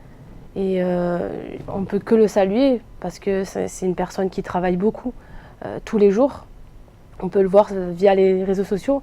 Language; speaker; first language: French; native; French